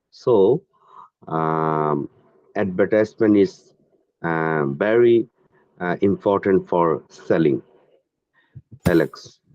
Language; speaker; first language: English; non-native, learner; Bangla